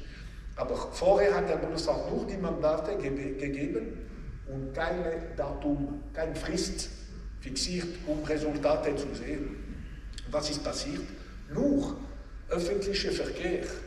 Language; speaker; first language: German; non-native, local second language; French